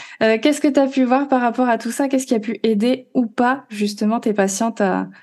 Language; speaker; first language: French; native; French